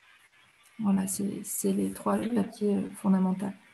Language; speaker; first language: French; native; French